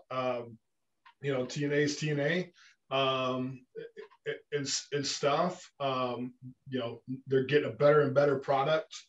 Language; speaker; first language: English; native; English